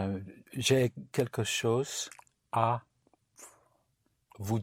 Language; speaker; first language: French; non-native, learner; English